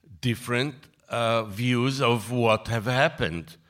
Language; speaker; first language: English; non-native, fluent; Hebrew